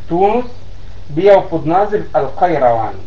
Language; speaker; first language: Bosnian; non-native, learner; Arabic